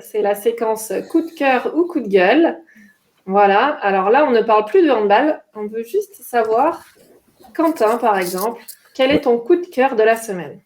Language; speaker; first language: French; native; French